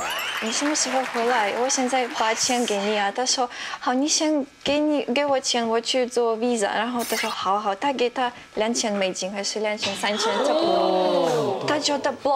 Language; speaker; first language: Chinese; non-native, fluent; Russian